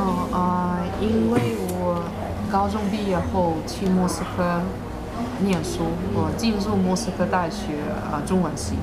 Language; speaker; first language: Chinese; non-native, fluent; Russian